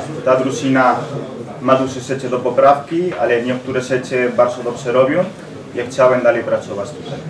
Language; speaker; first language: Polish; non-native, learner; Spanish